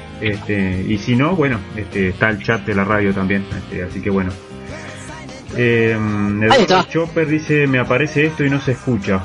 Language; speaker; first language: Spanish; native; Spanish